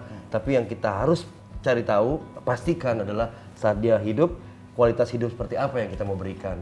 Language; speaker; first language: Indonesian; native; Indonesian